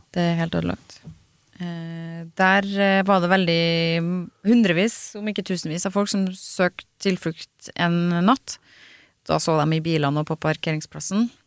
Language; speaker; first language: Norwegian; native; Norwegian